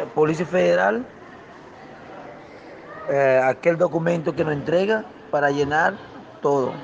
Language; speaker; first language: Spanish; non-native, local second language; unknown